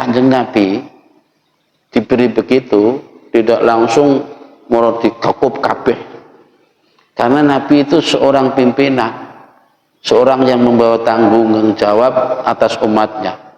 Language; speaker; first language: Indonesian; non-native, local second language; Javanese